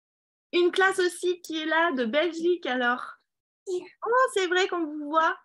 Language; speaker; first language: French; native; French